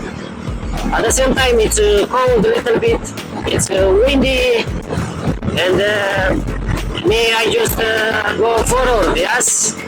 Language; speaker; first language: English; non-native, learner; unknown